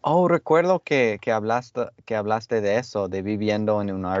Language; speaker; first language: Spanish; non-native, fluent; English